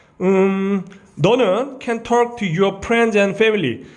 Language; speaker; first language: English; non-native, fluent; Korean